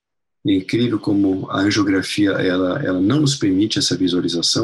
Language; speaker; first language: Portuguese; non-native, fluent; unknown